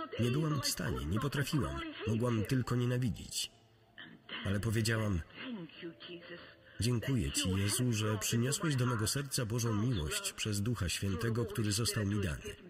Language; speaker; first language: Polish; native; Polish